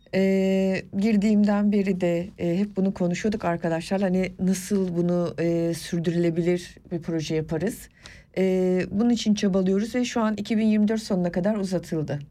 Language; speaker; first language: Turkish; non-native, local second language; Kurdish